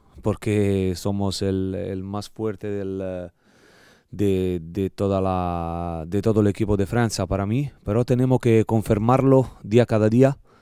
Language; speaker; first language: Spanish; non-native, learner; Italian